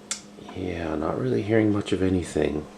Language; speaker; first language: English; native; English